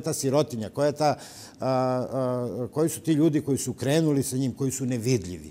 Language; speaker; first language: Serbian; native; Serbian